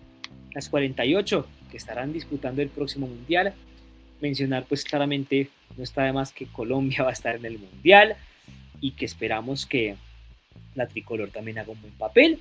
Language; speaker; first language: Spanish; native; Spanish